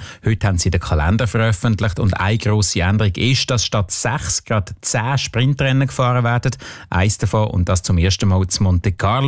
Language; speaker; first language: German; native; German